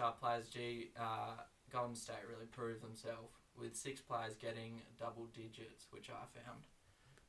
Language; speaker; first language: English; native; English